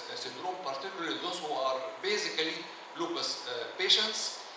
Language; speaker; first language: English; non-native, fluent; Arabic